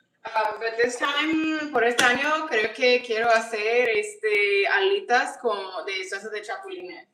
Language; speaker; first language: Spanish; non-native, learner; English